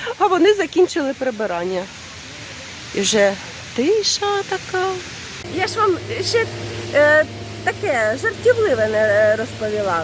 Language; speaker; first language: Ukrainian; non-native, local second language; Russian